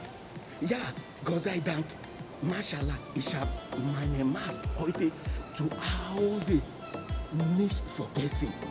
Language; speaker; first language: German; non-native, learner; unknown